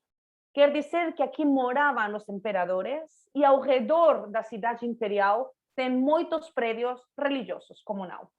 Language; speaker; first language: Portuguese; non-native, fluent; Spanish